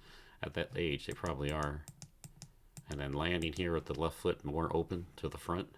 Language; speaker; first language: English; native; English